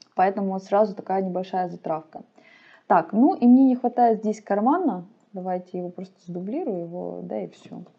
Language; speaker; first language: Russian; non-native, local second language; Ukrainian